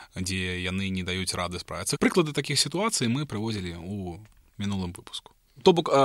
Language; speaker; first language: Belarusian; non-native, local second language; Russian